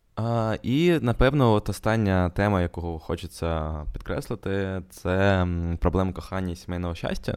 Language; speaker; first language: Ukrainian; native; Ukrainian